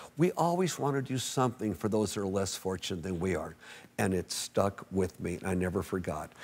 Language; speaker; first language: English; native; English